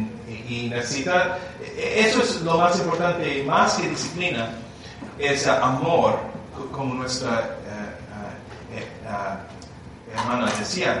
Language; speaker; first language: Spanish; non-native, learner; English